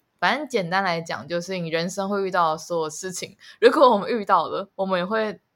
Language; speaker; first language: Chinese; native; Chinese